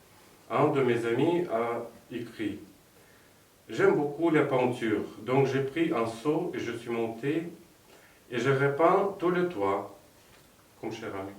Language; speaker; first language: French; non-native, fluent; Russian